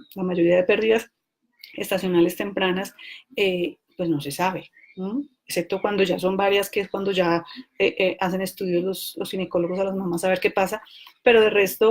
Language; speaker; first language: Spanish; native; Spanish